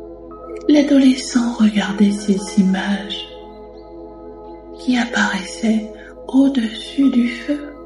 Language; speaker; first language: French; native; French